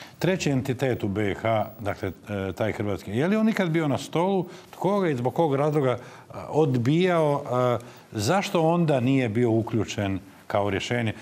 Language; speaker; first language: Croatian; native; Croatian